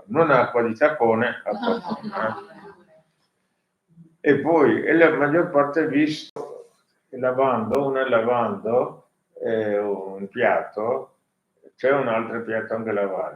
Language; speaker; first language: Italian; non-native, learner; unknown